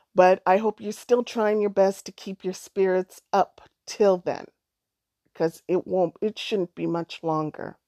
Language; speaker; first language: English; native; English